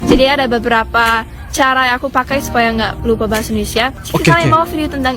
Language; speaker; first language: Indonesian; non-native, fluent; Swedish